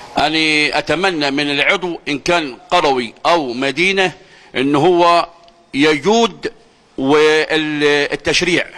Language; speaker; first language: Egyptian Arabic; native; Egyptian Arabic